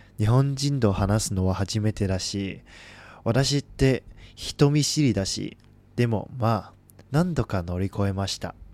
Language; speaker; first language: Japanese; non-native, fluent; Cantonese